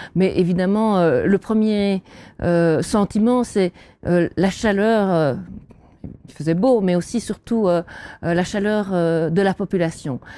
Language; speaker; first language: French; native; French